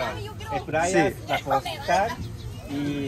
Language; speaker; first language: Spanish; native; Spanish